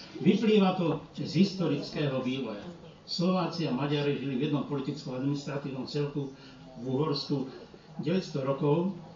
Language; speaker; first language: Slovak; early bilingual, heritage; Slovak